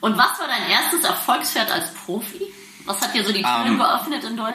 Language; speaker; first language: German; native; German